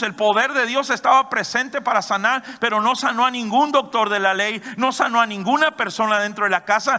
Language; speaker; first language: Spanish; native; Spanish